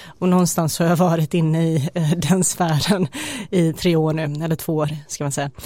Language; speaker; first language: Swedish; early bilingual, other home language; Bosnian